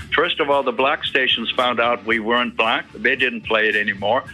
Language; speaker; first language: English; early bilingual, other home language; German